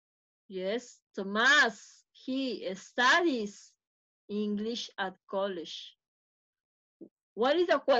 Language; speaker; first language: English; non-native, fluent; Spanish